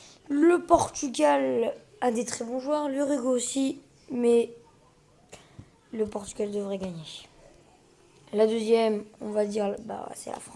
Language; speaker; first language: French; early bilingual, other home language; Portuguese